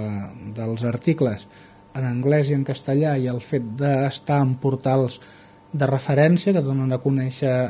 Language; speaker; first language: Catalan; native; Catalan